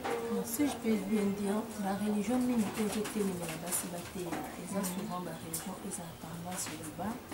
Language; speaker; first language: French; non-native, local second language; Lingala